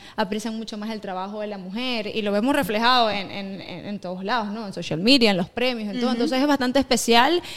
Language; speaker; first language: Spanish; native; Spanish